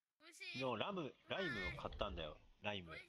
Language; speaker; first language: Japanese; native; Japanese